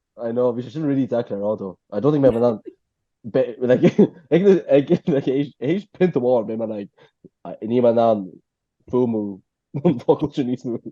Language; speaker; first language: Irish; native; Irish